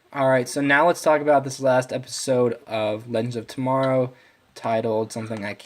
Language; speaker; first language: English; native; English